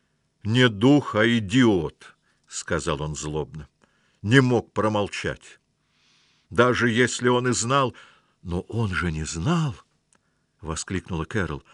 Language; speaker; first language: Russian; native; Russian